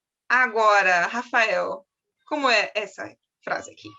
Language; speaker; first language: Portuguese; non-native, fluent; German